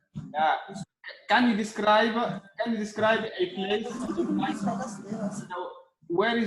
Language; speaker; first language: English; non-native, learner; Arabic